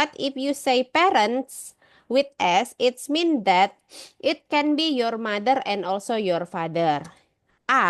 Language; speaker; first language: English; non-native, learner; Indonesian